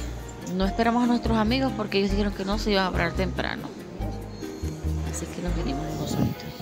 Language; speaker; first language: Spanish; native; Spanish